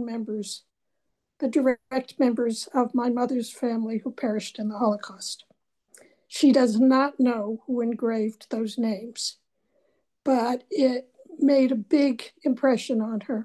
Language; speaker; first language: English; native; English